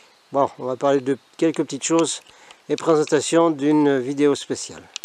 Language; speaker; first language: French; native; French